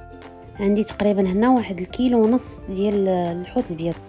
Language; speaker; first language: Arabic; native; Arabic